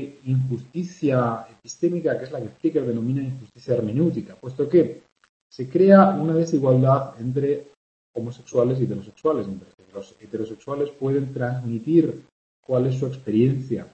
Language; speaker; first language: Spanish; native; Spanish